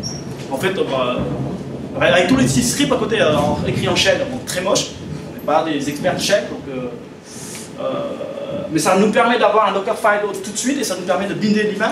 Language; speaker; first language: French; native; French